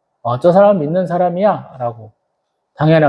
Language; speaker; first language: Korean; native; Korean